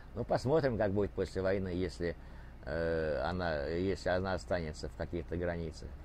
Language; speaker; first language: Russian; native; Russian